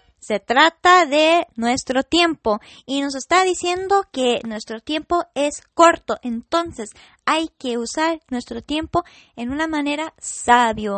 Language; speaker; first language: Spanish; non-native, fluent; English